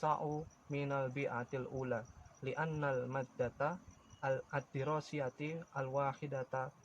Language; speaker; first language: Arabic; non-native, learner; Indonesian